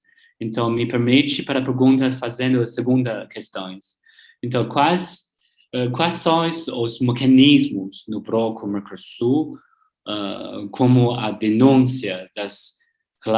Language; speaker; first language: Portuguese; non-native, learner; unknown